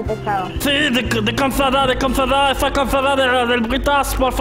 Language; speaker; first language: Spanish; non-native, learner; French